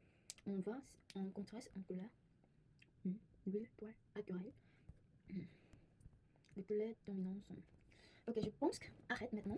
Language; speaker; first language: French; non-native, learner; Korean